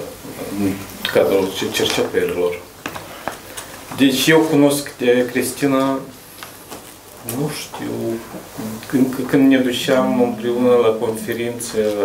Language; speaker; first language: Romanian; non-native, local second language; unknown